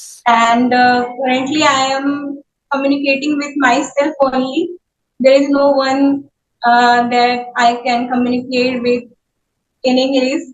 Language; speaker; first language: English; non-native, learner; Hindi